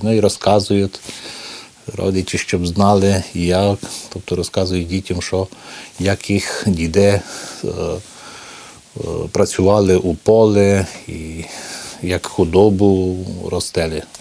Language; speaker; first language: Ukrainian; early bilingual, heritage; Ukrainian